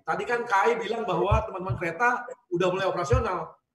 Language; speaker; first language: Indonesian; native; Indonesian